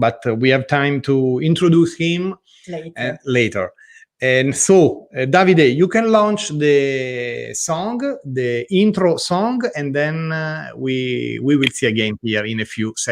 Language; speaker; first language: English; non-native, learner; Italian